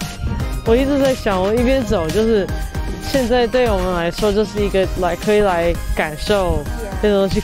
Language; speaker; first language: Chinese; non-native, fluent; English